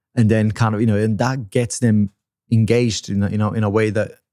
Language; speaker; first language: English; non-native, fluent; Portuguese